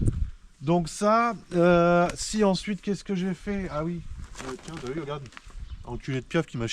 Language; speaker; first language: French; native; French